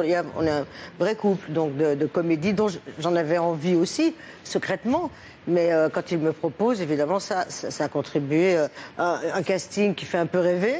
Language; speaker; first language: French; native; French